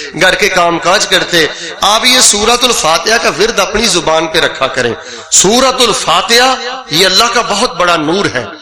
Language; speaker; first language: Urdu; non-native, local second language; Punjabi